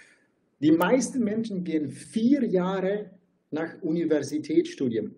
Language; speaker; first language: German; non-native, fluent; Turkish